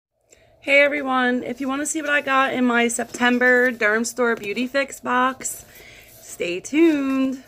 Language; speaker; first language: English; native; English